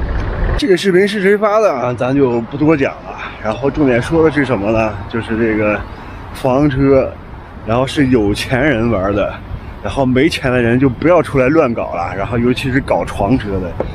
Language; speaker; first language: Chinese; native; Chinese